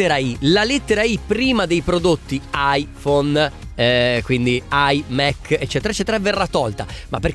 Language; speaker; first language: Italian; native; Italian